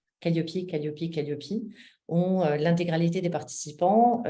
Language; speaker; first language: French; native; French